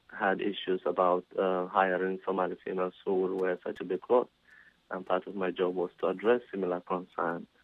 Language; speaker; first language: English; non-native, fluent; Somali